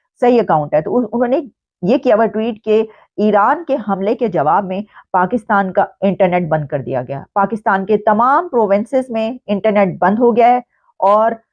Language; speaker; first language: Urdu; native; Urdu